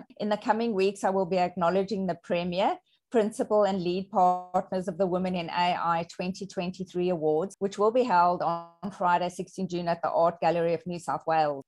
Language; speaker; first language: English; native; English